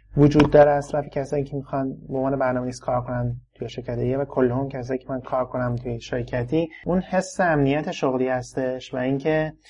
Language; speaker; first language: Persian; native; Persian